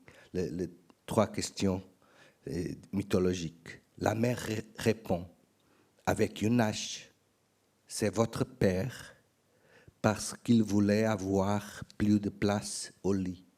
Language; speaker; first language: French; non-native, learner; Portuguese